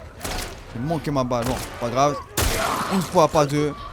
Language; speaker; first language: French; native; French